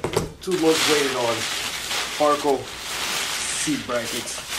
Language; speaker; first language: English; native; English